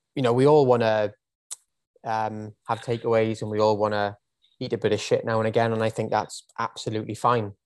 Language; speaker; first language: English; native; English